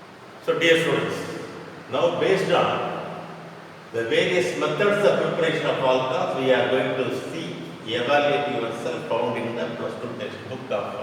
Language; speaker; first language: English; non-native, local second language; Tamil